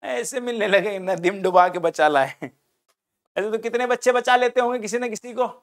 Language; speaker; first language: Hindi; native; Hindi